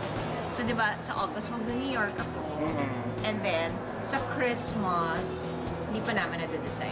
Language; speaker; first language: Filipino; native; Filipino